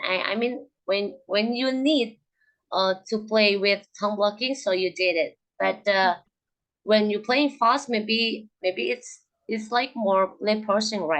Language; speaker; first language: English; non-native, learner; Indonesian